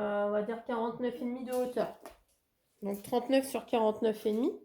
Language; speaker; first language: French; native; French